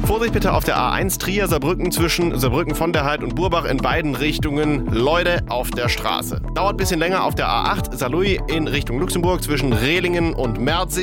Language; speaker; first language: German; native; German